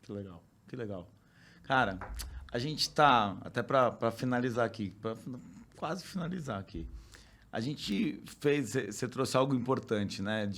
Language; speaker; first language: Portuguese; native; Portuguese